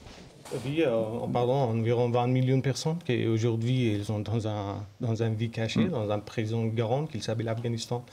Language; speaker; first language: French; non-native, learner; Persian